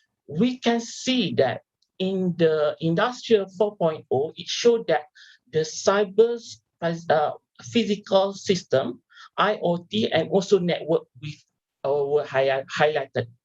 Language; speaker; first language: English; non-native, local second language; Malay